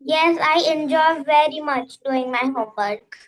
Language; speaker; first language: English; non-native, fluent; Hindi